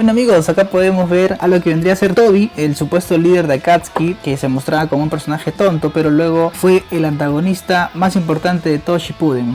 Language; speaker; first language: Spanish; native; Spanish